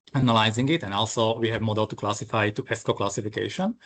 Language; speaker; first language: English; non-native, fluent; Slovak